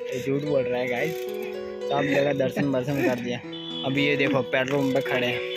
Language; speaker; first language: Hindi; non-native, local second language; Gujarati